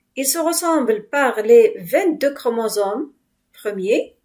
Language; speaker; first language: French; non-native, local second language; Arabic